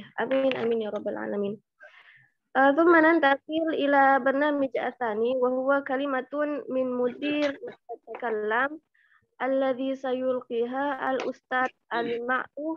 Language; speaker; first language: Arabic; non-native, learner; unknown